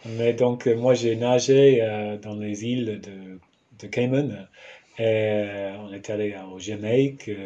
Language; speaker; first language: French; non-native, fluent; English